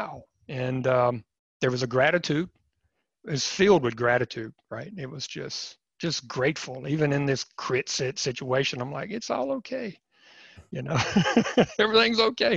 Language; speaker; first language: English; native; English